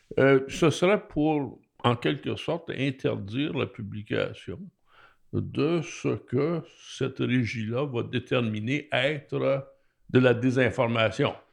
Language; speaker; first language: French; native; French